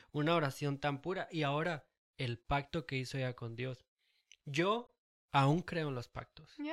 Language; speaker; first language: Spanish; early bilingual, heritage; Spanish